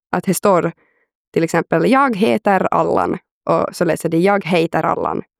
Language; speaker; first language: Swedish; native; Swedish